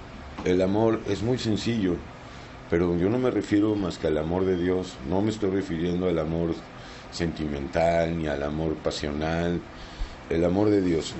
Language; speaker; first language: Spanish; native; Spanish